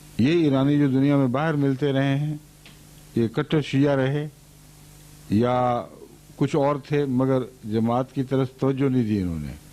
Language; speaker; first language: Urdu; native; Urdu